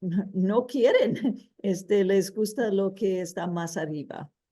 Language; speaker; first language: Spanish; early bilingual, heritage; Spanish